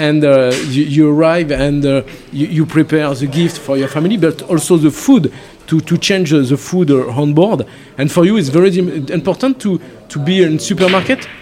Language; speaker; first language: English; non-native, learner; French